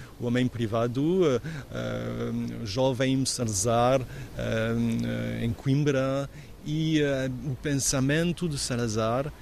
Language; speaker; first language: Portuguese; non-native, fluent; French